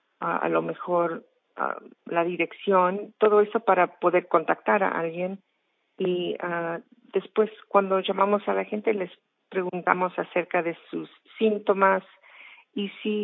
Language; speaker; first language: Spanish; non-native, fluent; English